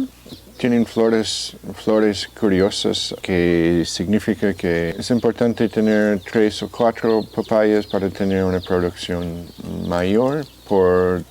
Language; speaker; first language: Spanish; non-native, fluent; English